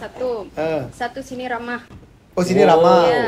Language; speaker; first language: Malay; non-native, learner; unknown